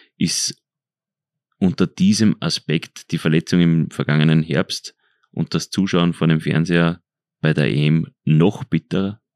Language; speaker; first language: German; native; German